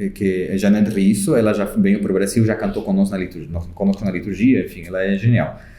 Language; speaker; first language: Portuguese; non-native, fluent; Spanish